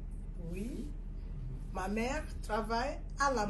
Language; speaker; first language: French; non-native, fluent; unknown